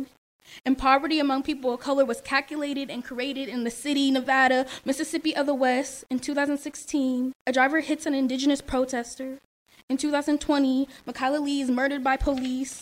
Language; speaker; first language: English; native; English